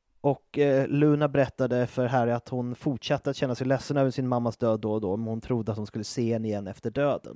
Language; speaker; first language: Swedish; native; Swedish